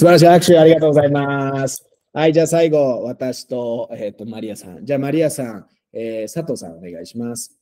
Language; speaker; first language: Japanese; non-native, fluent; Spanish